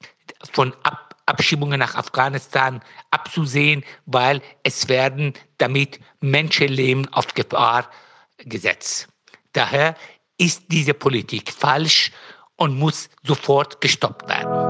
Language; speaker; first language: German; non-native, fluent; Persian